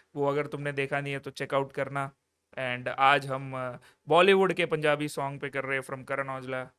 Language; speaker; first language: Hindi; non-native, local second language; Malayalam